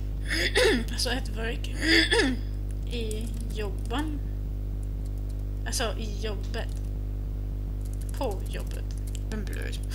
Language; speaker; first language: Swedish; non-native, learner; German